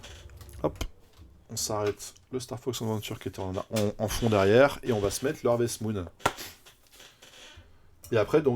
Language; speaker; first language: French; native; French